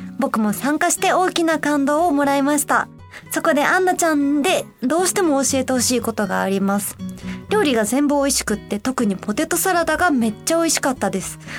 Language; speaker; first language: Japanese; native; Japanese